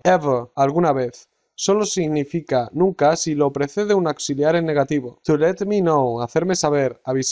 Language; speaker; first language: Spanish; native; Spanish